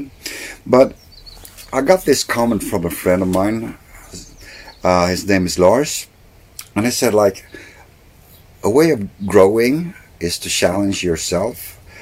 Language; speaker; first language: English; non-native, fluent; Swedish